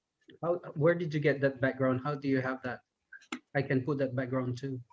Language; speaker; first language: English; non-native, fluent; Thai